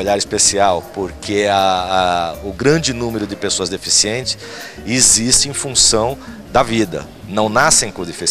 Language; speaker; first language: Portuguese; native; Portuguese